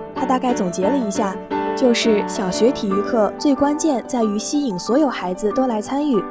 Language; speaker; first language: Chinese; native; Chinese